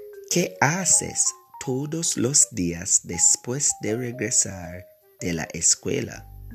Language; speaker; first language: Spanish; non-native, fluent; English